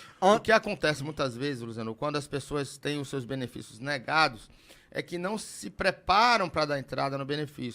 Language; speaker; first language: Portuguese; native; Portuguese